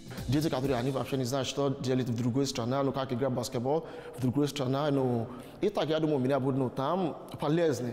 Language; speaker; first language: Russian; non-native, learner; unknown